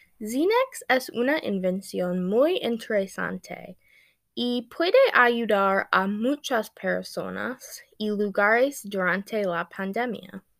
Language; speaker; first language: Spanish; non-native, learner; English